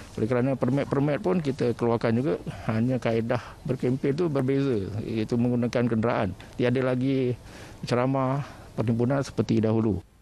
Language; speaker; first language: Malay; native; Malay